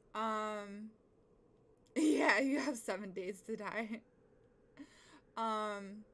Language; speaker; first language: English; native; English